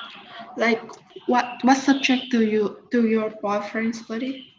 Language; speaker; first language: English; non-native, learner; Vietnamese